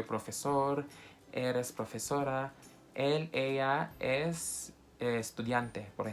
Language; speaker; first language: Spanish; non-native, fluent; Filipino